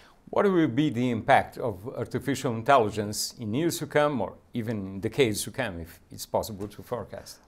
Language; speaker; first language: English; non-native, fluent; Portuguese